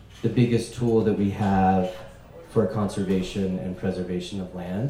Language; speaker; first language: English; native; English